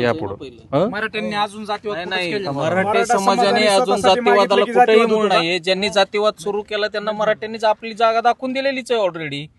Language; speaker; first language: Marathi; native; Marathi